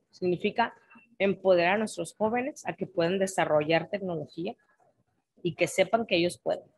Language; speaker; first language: Spanish; native; Spanish